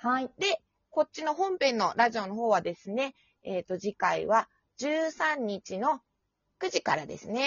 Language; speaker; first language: Japanese; native; Japanese